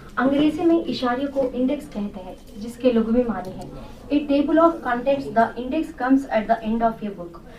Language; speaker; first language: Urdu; non-native, local second language; Telugu